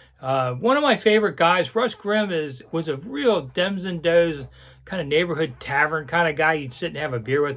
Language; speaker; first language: English; native; English